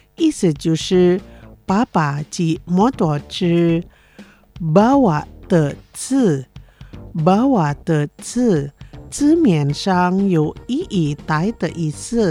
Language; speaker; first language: Chinese; non-native, fluent; Indonesian